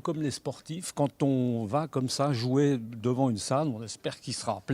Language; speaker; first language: French; native; French